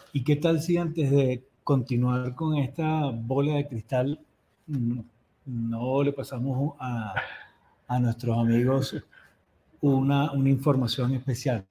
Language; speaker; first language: Spanish; native; Spanish